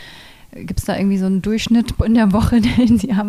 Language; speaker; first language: German; native; German